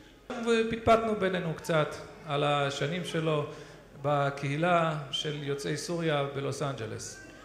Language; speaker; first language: Hebrew; native; Hebrew